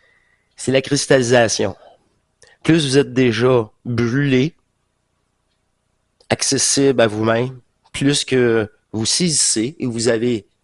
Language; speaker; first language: French; native; French